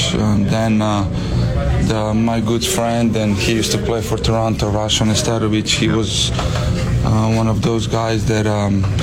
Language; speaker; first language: English; non-native, fluent; Slovenian